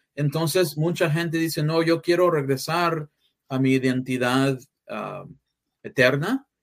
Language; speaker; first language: Spanish; early bilingual, heritage; English